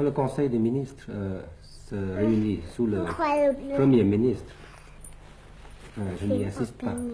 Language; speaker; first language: French; early bilingual, other home language; Thai